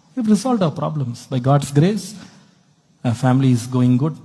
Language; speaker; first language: English; non-native, local second language; Tamil